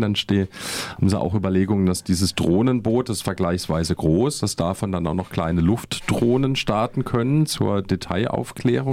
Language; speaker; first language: German; native; German